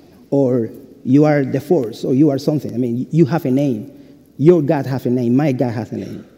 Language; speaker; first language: English; non-native, fluent; Spanish